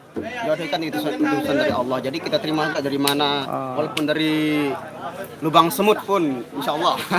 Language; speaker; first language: Indonesian; non-native, local second language; Sasak